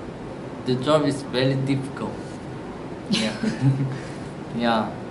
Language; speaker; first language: English; non-native, learner; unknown